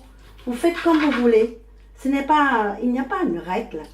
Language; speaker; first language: French; early bilingual, other home language; Vietnamese